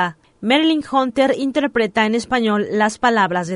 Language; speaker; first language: Spanish; native; Spanish